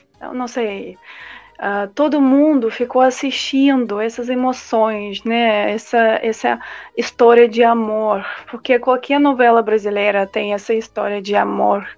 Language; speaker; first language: Portuguese; non-native, fluent; Russian